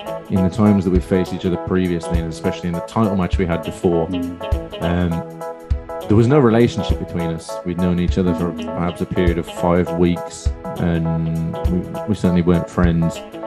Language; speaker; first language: English; native; English